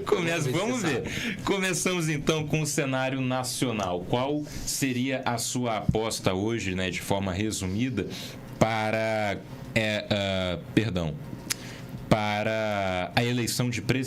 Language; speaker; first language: Portuguese; native; Portuguese